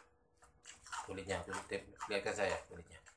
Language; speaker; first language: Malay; non-native, local second language; Javanese